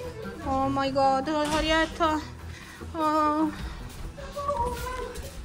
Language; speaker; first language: Italian; native; Italian